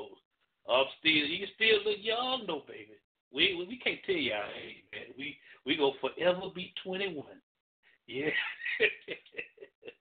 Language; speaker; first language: English; native; English